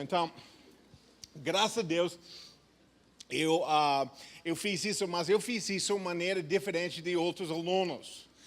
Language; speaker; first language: Portuguese; non-native, fluent; English